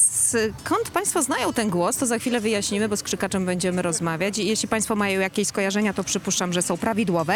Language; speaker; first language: Polish; native; Polish